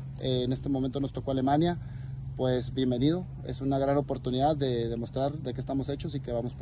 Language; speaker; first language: Spanish; native; Spanish